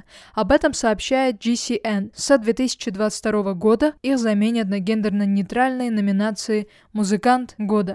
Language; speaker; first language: Russian; native; Russian